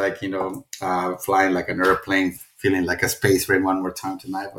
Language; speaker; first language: English; non-native, fluent; Spanish